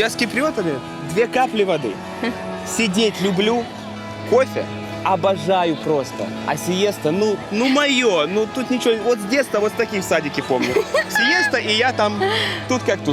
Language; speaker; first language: Russian; native; Russian